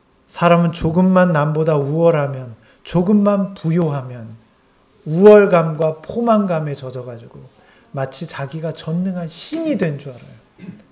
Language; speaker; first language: Korean; native; Korean